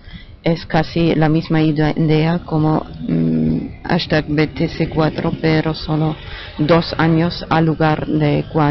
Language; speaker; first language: Spanish; non-native, fluent; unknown